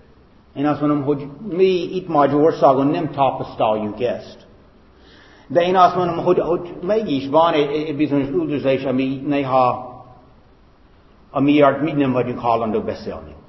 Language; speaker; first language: Hungarian; non-native, fluent; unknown